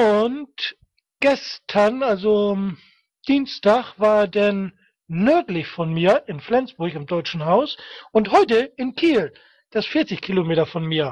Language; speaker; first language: German; native; German